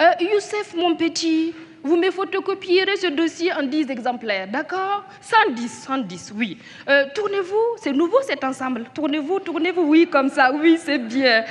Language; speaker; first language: French; non-native, local second language; Mossi